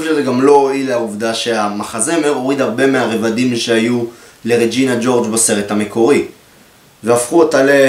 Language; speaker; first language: Hebrew; native; Hebrew